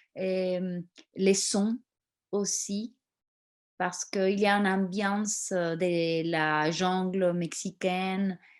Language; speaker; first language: French; non-native, fluent; Spanish